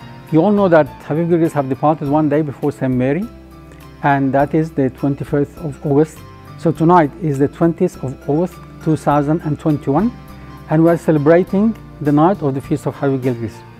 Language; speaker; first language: English; non-native, fluent; Arabic